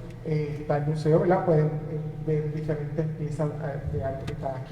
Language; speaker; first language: Spanish; native; Spanish